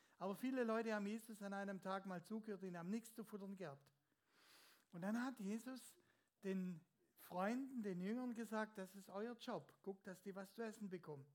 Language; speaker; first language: German; native; German